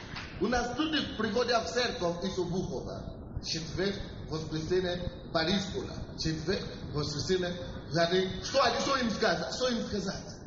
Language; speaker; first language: Russian; non-native, fluent; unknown